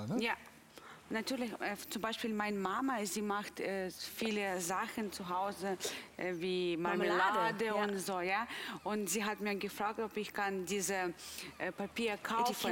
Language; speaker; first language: German; non-native, fluent; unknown